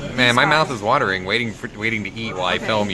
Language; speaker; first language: English; native; English